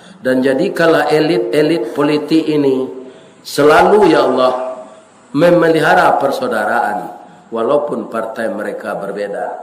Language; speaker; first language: Malay; non-native, local second language; Minangkabau